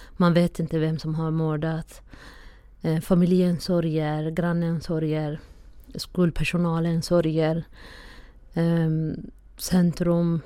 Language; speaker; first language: Swedish; non-native, fluent; Somali